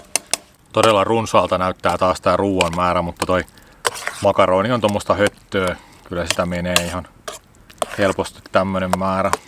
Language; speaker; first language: Finnish; native; Finnish